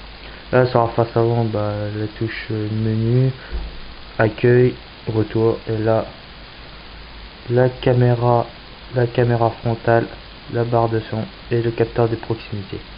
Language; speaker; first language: French; native; French